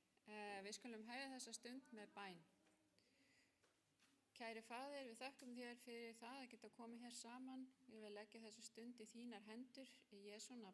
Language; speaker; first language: Icelandic; non-native, fluent; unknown